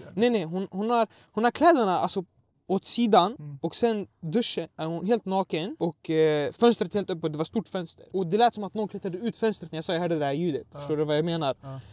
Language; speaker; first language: Swedish; early bilingual, other home language; Arabic